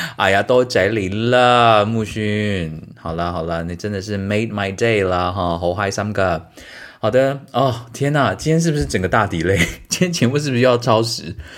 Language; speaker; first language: Chinese; native; Chinese